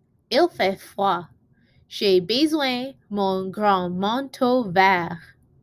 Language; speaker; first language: French; non-native, learner; English